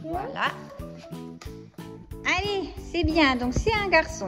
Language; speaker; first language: French; native; French